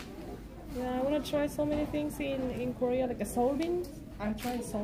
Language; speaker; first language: English; non-native, learner; Japanese